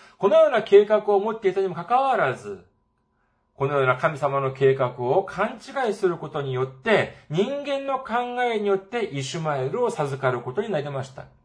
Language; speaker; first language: Japanese; non-native, fluent; Korean